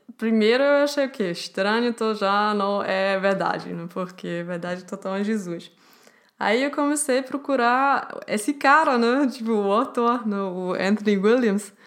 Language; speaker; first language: Portuguese; non-native, fluent; German